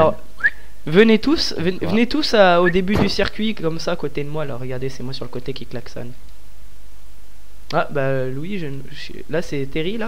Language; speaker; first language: French; native; French